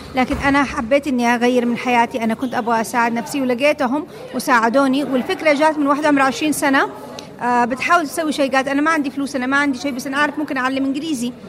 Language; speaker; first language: Arabic; native; Arabic